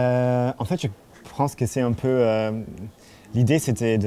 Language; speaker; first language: French; non-native, fluent; German